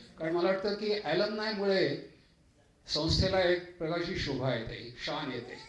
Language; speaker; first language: Marathi; native; Marathi